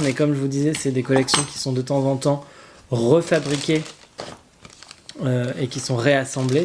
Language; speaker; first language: French; native; French